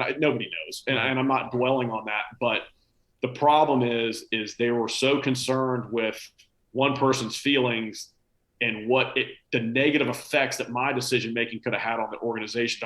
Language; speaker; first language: English; native; English